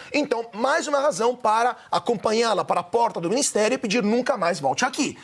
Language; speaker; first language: Portuguese; non-native, fluent; Italian